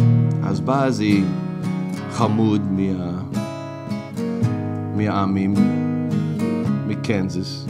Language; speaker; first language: Hebrew; non-native, fluent; English